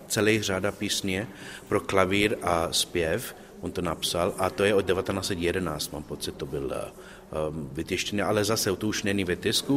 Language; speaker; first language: Czech; non-native, learner; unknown